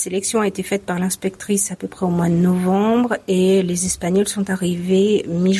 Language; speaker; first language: French; native; French